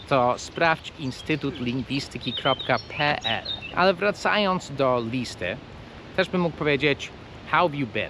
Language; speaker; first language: Polish; non-native, fluent; English